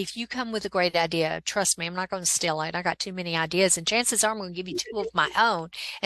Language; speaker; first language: English; native; English